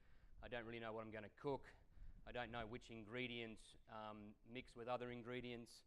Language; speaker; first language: English; native; English